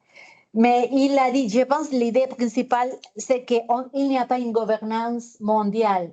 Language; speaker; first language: French; non-native, fluent; Spanish